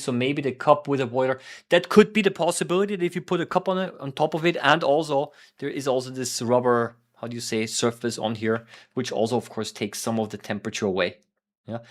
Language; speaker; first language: English; non-native, fluent; German